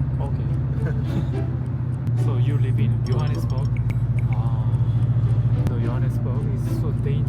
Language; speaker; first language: English; non-native, learner; Korean